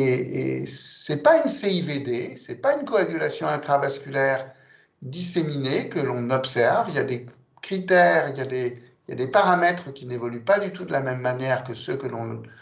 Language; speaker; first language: French; native; French